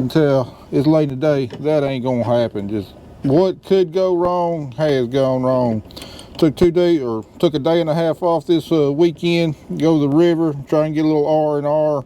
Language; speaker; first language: English; native; English